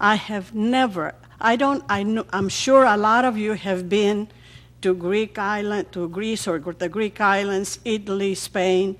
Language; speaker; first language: English; non-native, fluent; Greek